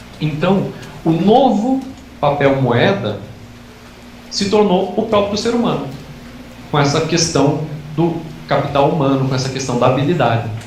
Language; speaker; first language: Portuguese; native; Portuguese